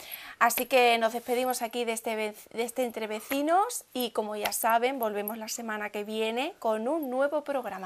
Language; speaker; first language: Spanish; native; Spanish